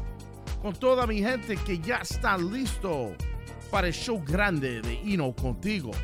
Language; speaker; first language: Spanish; early bilingual, heritage; Spanish